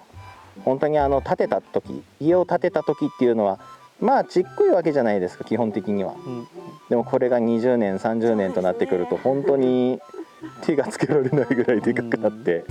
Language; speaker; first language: Japanese; native; Japanese